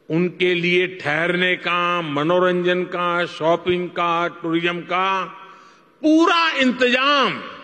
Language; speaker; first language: Hindi; non-native, local second language; Gujarati